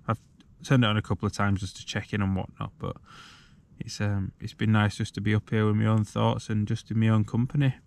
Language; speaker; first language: English; native; English